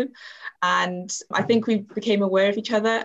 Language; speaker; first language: English; native; English